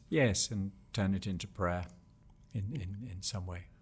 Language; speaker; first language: English; native; English